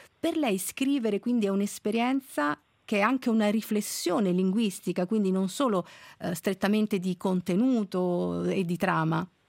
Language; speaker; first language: Italian; native; Italian